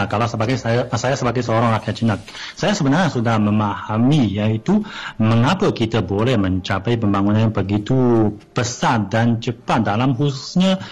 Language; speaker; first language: Malay; non-native, fluent; Chinese